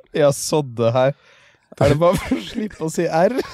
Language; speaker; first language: Norwegian; native; Norwegian